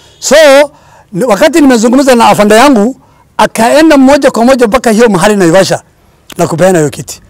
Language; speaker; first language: Swahili; non-native, local second language; Somali